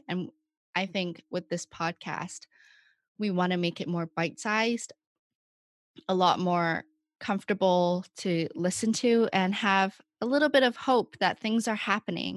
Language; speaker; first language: English; non-native, local second language; Cantonese